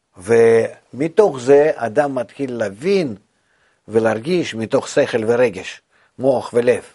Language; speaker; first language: Hebrew; non-native, fluent; Russian